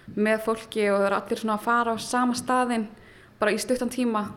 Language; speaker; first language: Icelandic; early bilingual, heritage; German